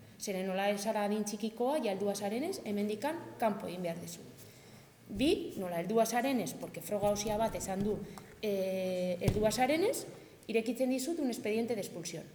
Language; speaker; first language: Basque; non-native, local second language; Spanish